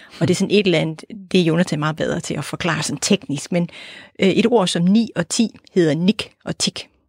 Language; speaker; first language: Danish; native; Danish